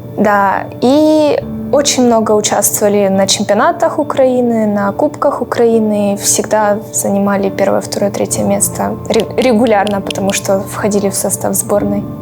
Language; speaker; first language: Russian; native; Russian